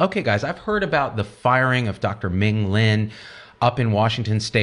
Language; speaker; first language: English; native; English